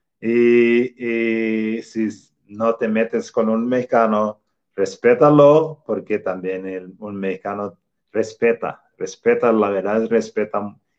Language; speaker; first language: Spanish; non-native, fluent; Swahili